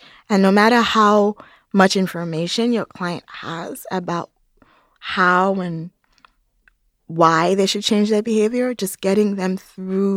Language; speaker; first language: English; non-native, local second language; Yoruba